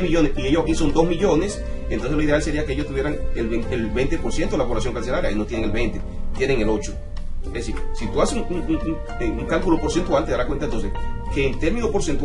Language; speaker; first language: Spanish; native; Spanish